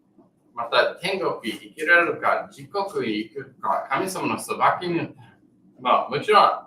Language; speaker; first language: Japanese; non-native, learner; English